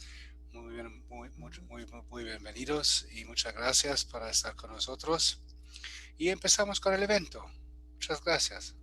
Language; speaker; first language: Spanish; non-native, fluent; German